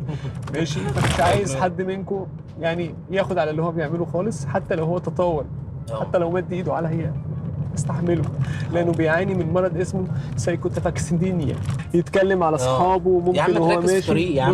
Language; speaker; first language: Arabic; native; Arabic